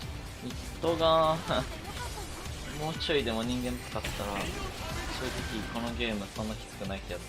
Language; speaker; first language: Japanese; native; Japanese